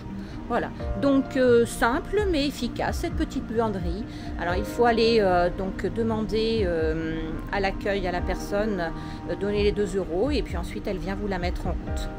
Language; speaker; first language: French; native; French